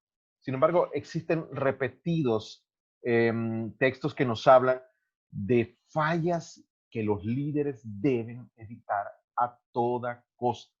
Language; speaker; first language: Spanish; native; Spanish